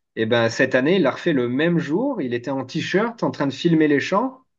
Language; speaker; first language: French; native; French